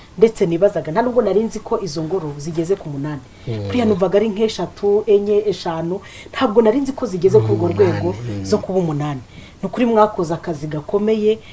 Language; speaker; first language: Kinyarwanda; native; Kinyarwanda